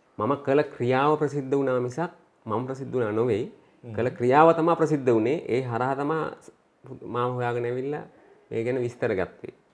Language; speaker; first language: Sinhala; native; Sinhala